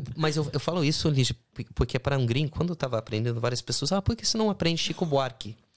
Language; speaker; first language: Portuguese; non-native, fluent; English